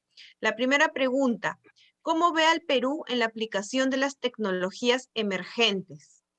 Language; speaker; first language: Spanish; native; Spanish